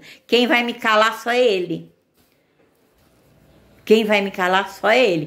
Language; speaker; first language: Portuguese; native; Portuguese